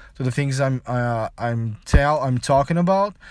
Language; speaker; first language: English; non-native, fluent; Portuguese